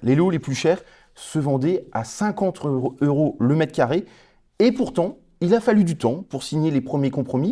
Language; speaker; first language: French; native; French